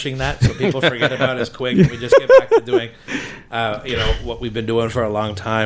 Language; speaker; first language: English; native; English